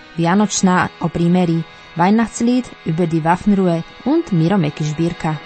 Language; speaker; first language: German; non-native, fluent; Slovak